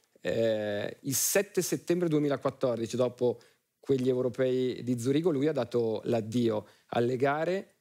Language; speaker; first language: Italian; native; Italian